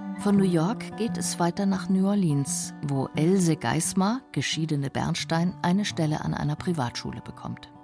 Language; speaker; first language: German; native; German